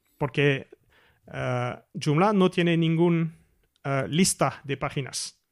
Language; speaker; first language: Spanish; non-native, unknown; French